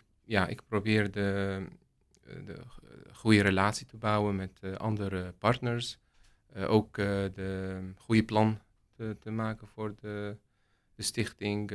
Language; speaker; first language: Dutch; non-native, learner; Arabic